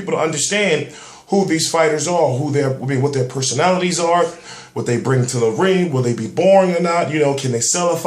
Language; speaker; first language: English; native; English